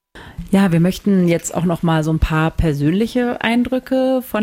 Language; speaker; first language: German; native; German